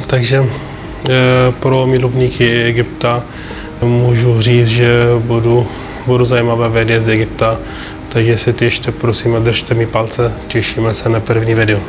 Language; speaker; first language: Czech; non-native, fluent; Arabic